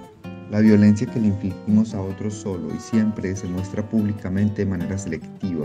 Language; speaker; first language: Spanish; native; Spanish